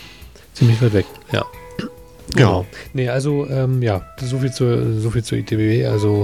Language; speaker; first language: German; native; German